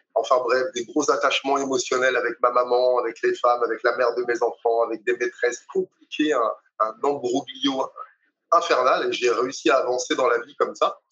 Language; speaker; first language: French; native; French